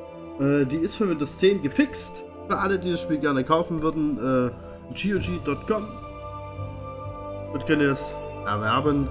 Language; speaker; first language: German; native; German